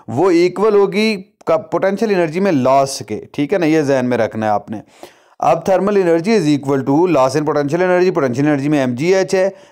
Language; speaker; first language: Urdu; non-native, local second language; Punjabi